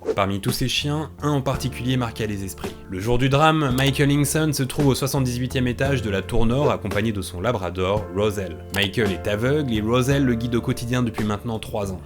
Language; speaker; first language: French; native; French